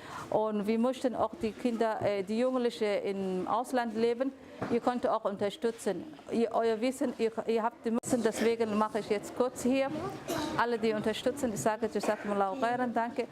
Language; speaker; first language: German; non-native, fluent; Somali